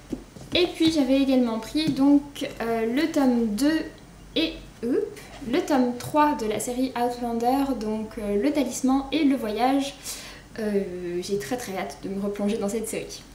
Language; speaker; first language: French; native; French